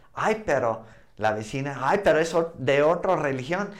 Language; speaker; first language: Spanish; non-native, fluent; English